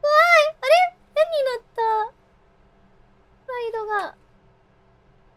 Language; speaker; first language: Japanese; non-native, fluent; English